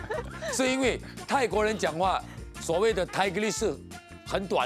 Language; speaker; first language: Chinese; native; Chinese